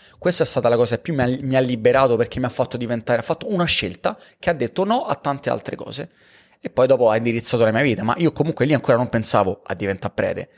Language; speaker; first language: Italian; native; Italian